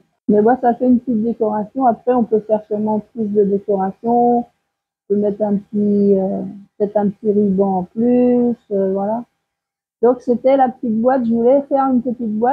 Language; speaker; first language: French; native; French